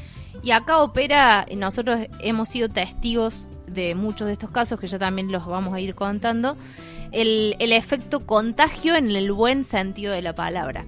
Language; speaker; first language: Spanish; native; Spanish